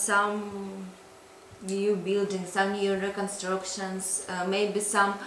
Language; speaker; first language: English; non-native, learner; Russian